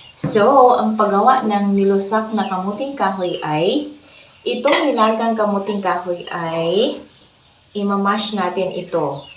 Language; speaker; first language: Filipino; non-native, local second language; Cebuano